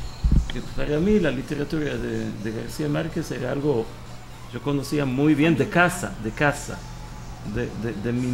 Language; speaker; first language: Spanish; early bilingual, heritage; Hebrew